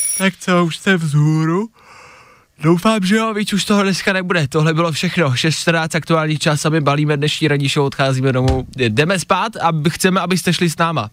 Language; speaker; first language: Czech; native; Czech